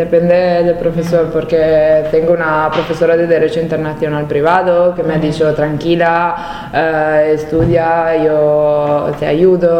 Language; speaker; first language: Spanish; non-native, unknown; Italian